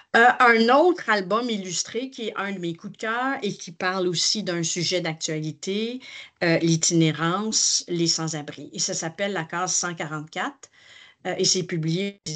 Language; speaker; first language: French; native; French